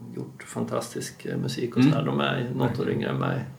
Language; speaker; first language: Swedish; native; Swedish